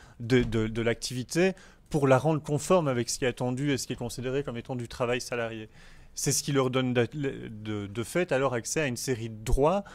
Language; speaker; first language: French; native; French